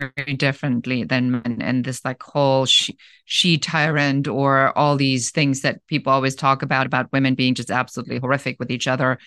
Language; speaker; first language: English; non-native, fluent; German